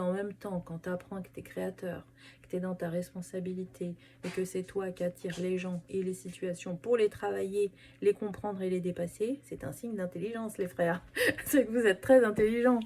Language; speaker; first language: French; native; French